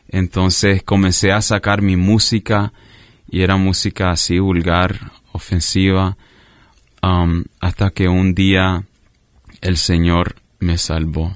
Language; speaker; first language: Spanish; early bilingual, heritage; Spanish